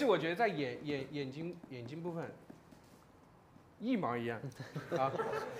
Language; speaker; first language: Chinese; native; Chinese